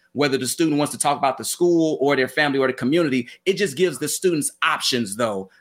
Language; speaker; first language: English; native; English